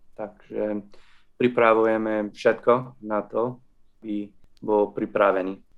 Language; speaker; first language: Slovak; non-native, fluent; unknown